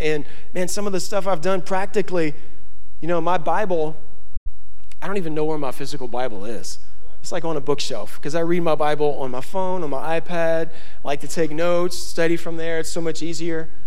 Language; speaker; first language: English; native; English